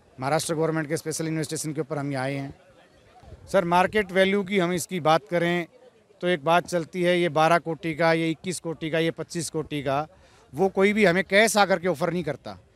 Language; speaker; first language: Hindi; native; Hindi